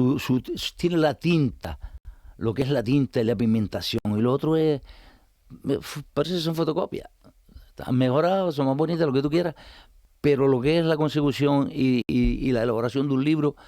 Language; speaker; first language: Spanish; native; Spanish